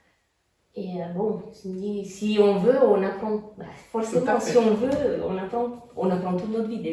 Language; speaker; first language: French; non-native, fluent; Romanian